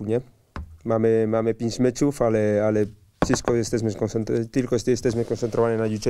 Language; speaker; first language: Polish; non-native, learner; Spanish